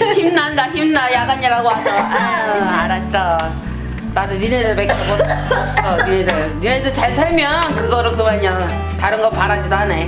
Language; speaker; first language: Korean; native; Korean